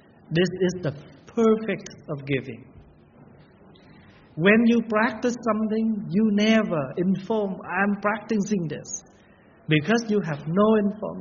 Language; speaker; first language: English; non-native, learner; Vietnamese